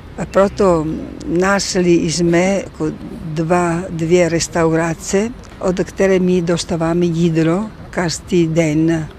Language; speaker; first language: Czech; non-native, learner; Italian